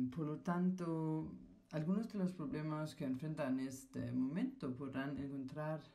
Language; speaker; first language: Spanish; non-native, fluent; Danish